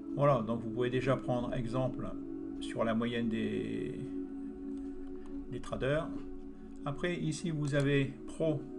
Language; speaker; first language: French; native; French